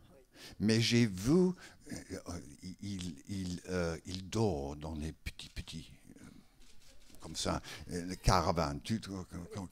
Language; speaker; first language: French; non-native, learner; English